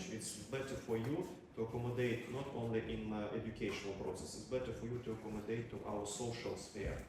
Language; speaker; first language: English; non-native, learner; Russian